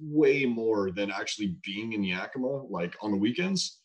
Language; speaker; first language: English; native; English